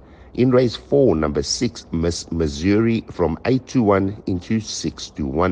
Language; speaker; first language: English; native; English